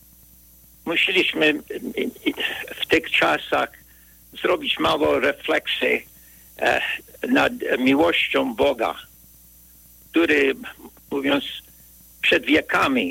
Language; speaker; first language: Polish; early bilingual, heritage; Polish